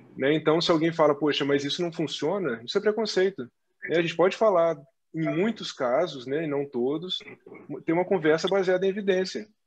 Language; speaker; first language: Portuguese; native; Portuguese